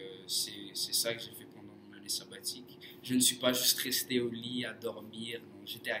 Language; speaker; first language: French; non-native, fluent; English